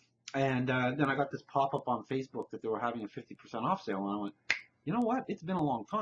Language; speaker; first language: English; native; English